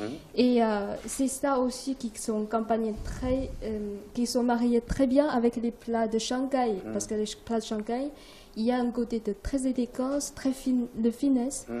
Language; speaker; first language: French; non-native, learner; Chinese